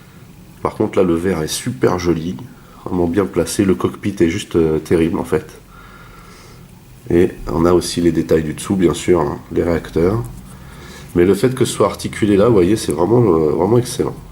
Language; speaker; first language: French; native; French